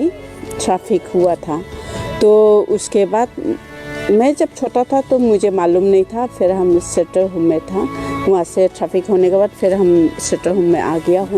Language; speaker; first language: Hindi; non-native, local second language; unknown